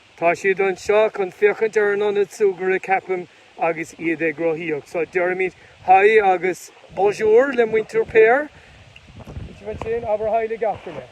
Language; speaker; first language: Irish; native; Irish